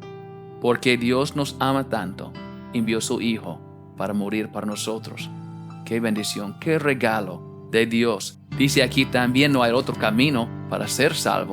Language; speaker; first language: Spanish; non-native, fluent; English